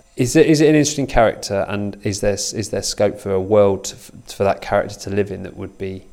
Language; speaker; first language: English; native; English